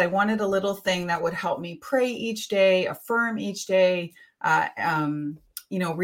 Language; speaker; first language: English; native; English